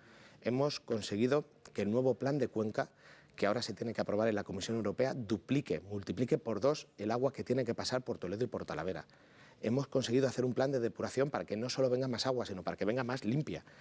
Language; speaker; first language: Spanish; native; Spanish